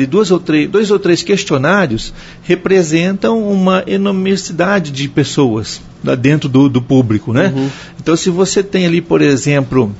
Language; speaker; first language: Portuguese; native; Portuguese